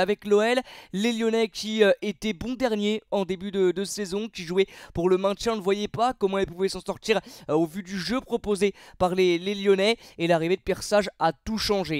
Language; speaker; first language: French; native; French